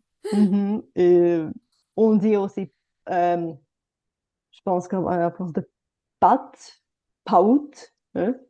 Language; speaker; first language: French; non-native, fluent; Bulgarian